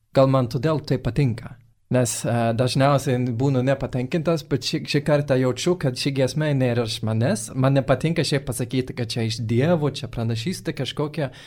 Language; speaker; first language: Lithuanian; non-native, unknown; Swedish